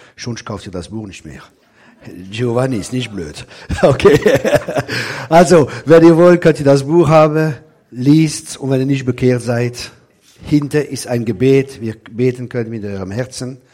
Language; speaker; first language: German; non-native, local second language; Swiss German